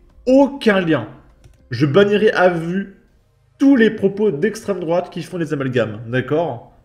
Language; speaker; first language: French; native; French